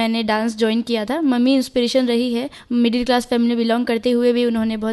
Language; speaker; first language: Hindi; non-native, local second language; Bangla